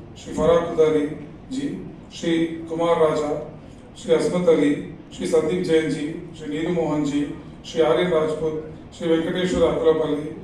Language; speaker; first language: English; non-native, local second language; Telugu